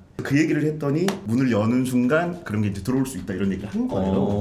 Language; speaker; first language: Korean; native; Korean